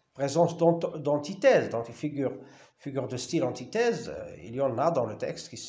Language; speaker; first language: French; non-native, local second language; Arabic